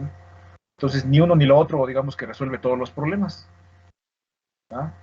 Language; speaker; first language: Spanish; native; Spanish